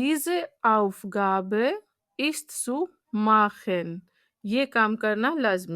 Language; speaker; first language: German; non-native, fluent; Urdu